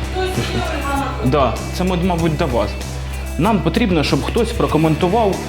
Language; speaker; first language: Ukrainian; native; Ukrainian